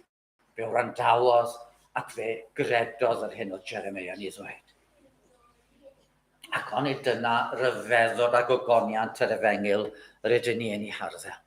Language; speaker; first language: Welsh; native; Welsh